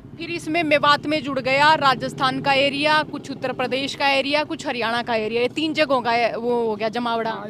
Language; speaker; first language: Hindi; native; Hindi